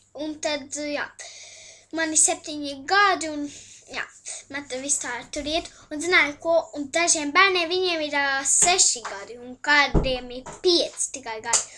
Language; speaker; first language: Latvian; early bilingual, heritage; Latvian